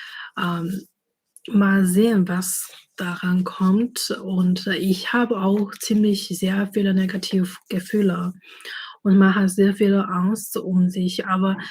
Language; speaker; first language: German; non-native, fluent; Chinese